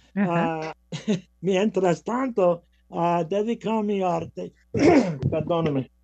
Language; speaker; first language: Spanish; non-native, learner; English